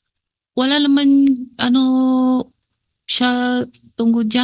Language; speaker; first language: Filipino; non-native, learner; Chinese